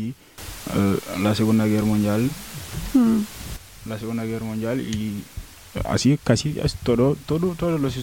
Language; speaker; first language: Spanish; non-native, learner; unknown